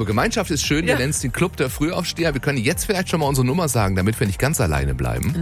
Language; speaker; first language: German; native; German